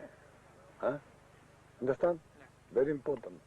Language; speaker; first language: English; non-native, learner; Japanese